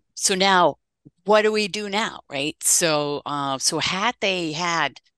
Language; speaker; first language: English; non-native, fluent; Dutch